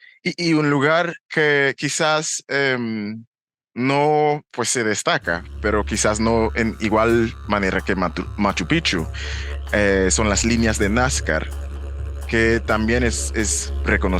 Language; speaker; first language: Spanish; non-native, fluent; English